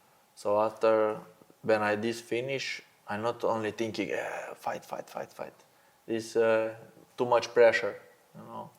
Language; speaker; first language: English; non-native, learner; Slovenian